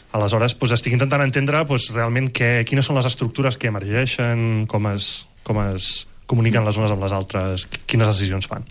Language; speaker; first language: Catalan; native; Catalan